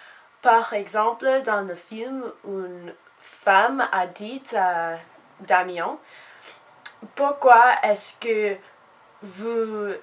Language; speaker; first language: French; non-native, learner; English